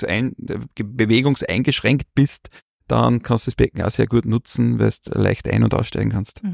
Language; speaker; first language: German; native; German